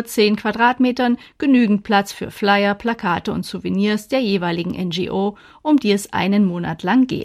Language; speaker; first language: German; native; German